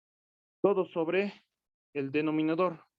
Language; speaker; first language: Spanish; native; Spanish